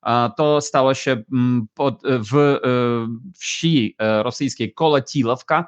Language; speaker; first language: Polish; non-native, fluent; Ukrainian